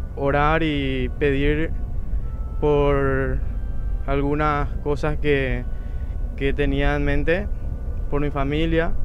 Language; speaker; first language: Spanish; native; Spanish